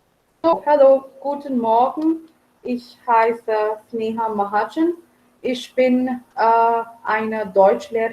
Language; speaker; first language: German; non-native, fluent; Marathi